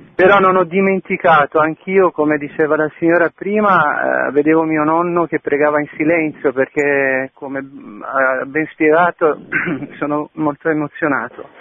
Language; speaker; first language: Italian; non-native, fluent; Albanian